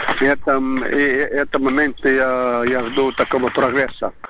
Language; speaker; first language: Russian; non-native, learner; Estonian